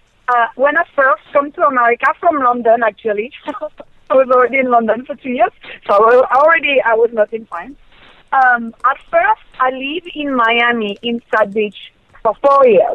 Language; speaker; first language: English; non-native, fluent; French